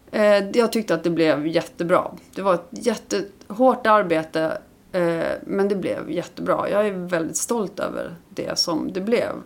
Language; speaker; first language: Swedish; early bilingual, other home language; Icelandic